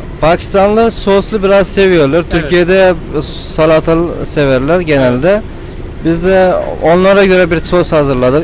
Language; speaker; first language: Turkish; non-native, fluent; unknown